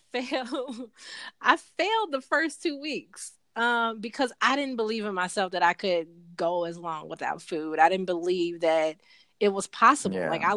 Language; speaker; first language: English; native; English